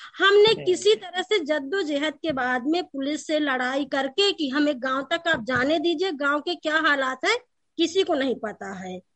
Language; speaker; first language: Hindi; native; Hindi